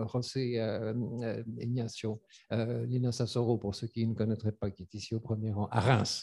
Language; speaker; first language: French; native; French